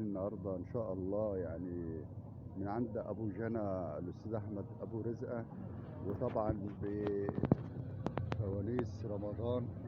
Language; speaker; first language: Arabic; native; Arabic